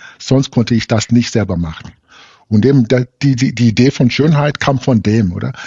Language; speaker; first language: German; non-native, fluent; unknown